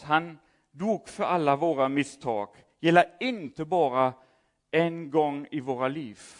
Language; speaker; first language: Swedish; non-native, fluent; German